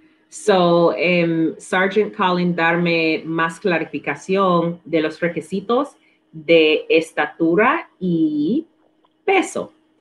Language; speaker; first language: Spanish; non-native, learner; English